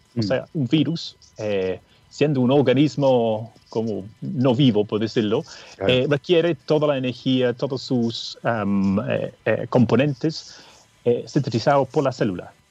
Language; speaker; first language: Spanish; non-native, fluent; English